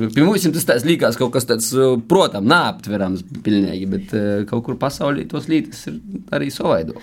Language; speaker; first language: Latvian; native; Latvian